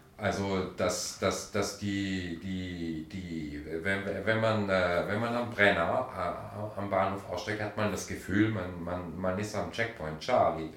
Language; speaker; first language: German; native; German